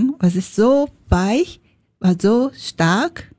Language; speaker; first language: German; non-native, learner; Japanese